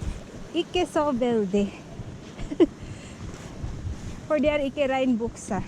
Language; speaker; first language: Norwegian; non-native, learner; Filipino